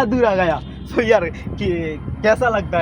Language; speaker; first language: Hindi; non-native, local second language; Bangla